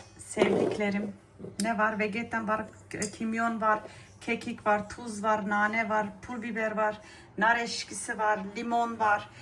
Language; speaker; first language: Turkish; native; Turkish